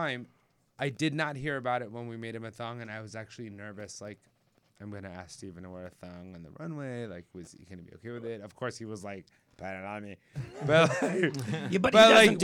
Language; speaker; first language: English; native; English